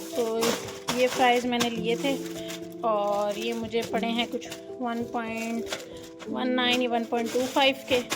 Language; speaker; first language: Urdu; non-native, local second language; Punjabi